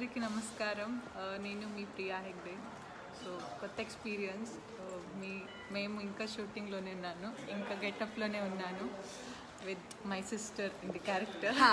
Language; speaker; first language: Telugu; non-native, learner; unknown